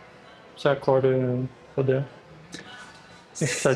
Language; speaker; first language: French; native; French